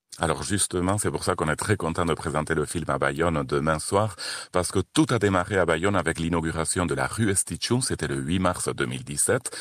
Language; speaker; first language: French; native; French